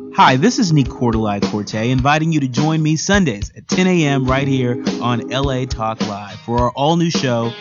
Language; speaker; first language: English; native; English